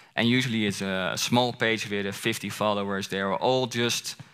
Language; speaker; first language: English; non-native, fluent; Dutch